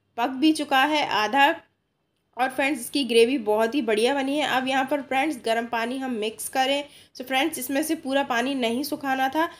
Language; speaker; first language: Hindi; non-native, local second language; Odia